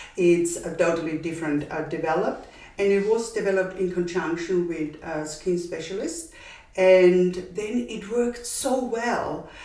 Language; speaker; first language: English; non-native, fluent; German